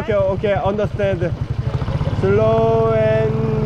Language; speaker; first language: English; non-native, learner; Korean